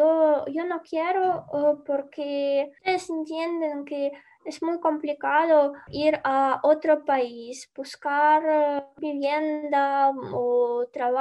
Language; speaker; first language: Spanish; non-native, fluent; Ukrainian